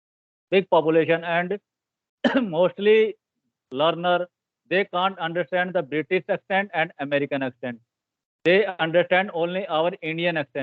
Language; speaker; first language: English; non-native, learner; Hindi